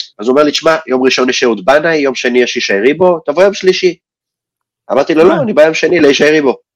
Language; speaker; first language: Hebrew; early bilingual, other home language; Russian